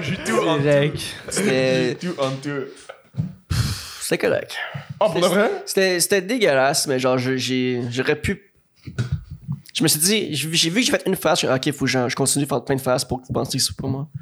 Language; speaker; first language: French; native; French